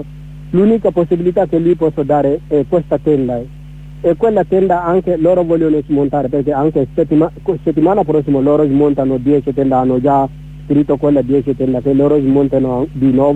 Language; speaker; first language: Italian; non-native, learner; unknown